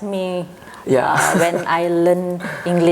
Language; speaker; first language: English; non-native, fluent; Indonesian